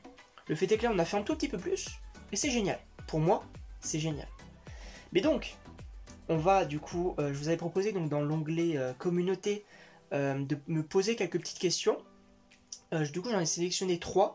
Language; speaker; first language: French; native; French